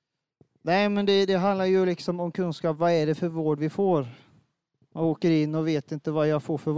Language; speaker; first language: Swedish; native; Swedish